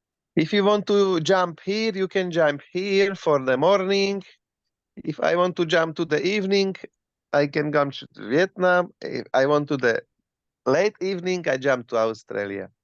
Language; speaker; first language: English; non-native, learner; Slovak